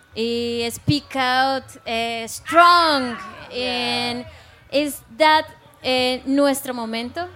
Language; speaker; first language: English; non-native, learner; Spanish